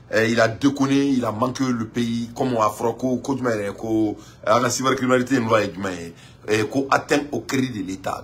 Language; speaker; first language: French; non-native, local second language; Bambara